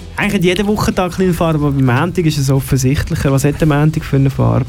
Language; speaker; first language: German; native; German